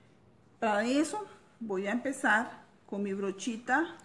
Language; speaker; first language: Spanish; native; Spanish